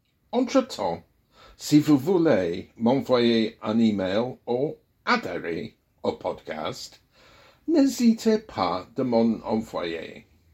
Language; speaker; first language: French; non-native, fluent; English